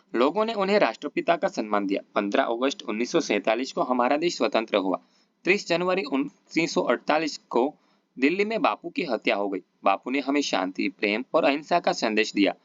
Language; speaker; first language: Hindi; non-native, local second language; Gujarati